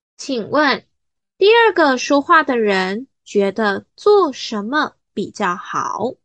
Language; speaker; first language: Chinese; native; Chinese